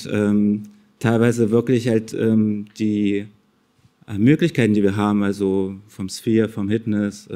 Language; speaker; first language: German; native; German